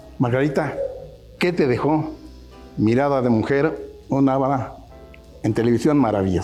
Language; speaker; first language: Spanish; native; Spanish